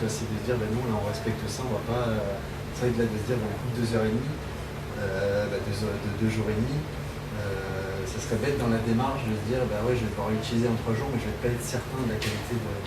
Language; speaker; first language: French; native; French